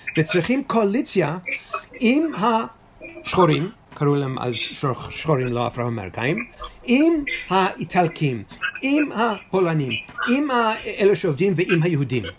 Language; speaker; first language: Hebrew; non-native, fluent; English